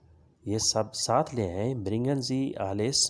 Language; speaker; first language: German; non-native, fluent; Urdu